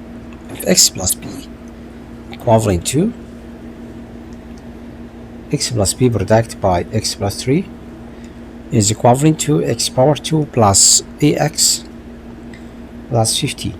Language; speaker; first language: English; non-native, local second language; Arabic